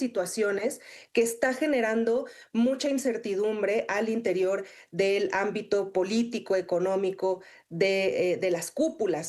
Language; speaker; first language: Spanish; native; Spanish